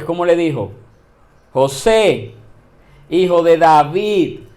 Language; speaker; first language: Spanish; native; Spanish